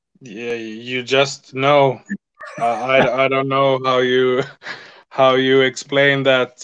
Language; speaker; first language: English; non-native, fluent; Swedish